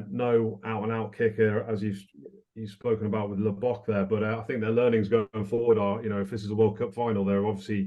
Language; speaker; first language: English; native; English